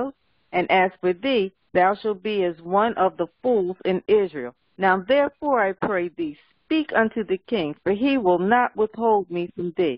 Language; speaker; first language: English; native; English